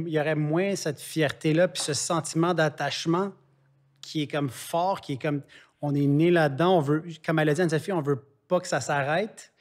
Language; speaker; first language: French; native; French